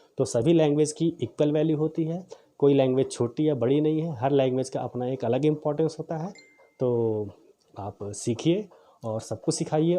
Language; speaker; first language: Hindi; native; Hindi